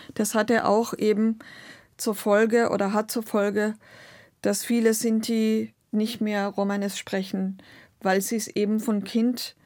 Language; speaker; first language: German; non-native, local second language; Romany